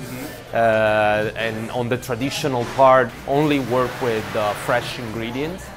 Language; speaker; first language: English; non-native, fluent; Italian